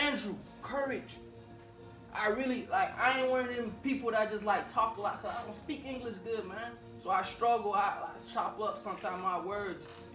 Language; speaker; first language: English; non-native, fluent; Haitian Creole